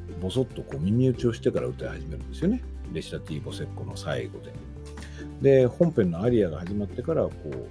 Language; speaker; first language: Japanese; native; Japanese